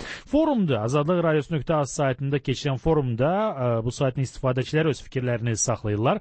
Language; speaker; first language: Azerbaijani; native; Azerbaijani